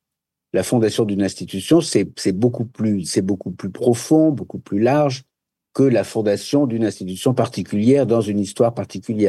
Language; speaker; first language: French; native; French